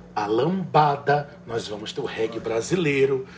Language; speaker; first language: Portuguese; native; Portuguese